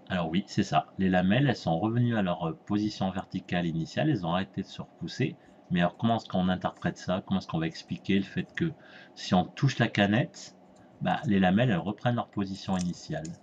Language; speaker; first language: French; native; French